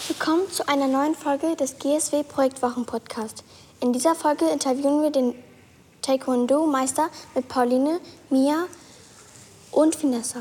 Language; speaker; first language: German; native; German